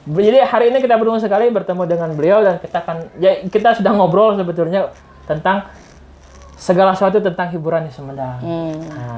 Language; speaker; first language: Indonesian; non-native, local second language; Sundanese